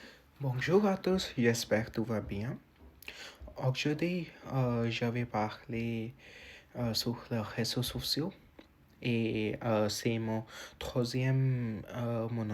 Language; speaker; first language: French; non-native, learner; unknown